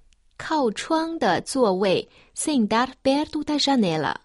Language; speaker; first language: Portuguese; non-native, fluent; Chinese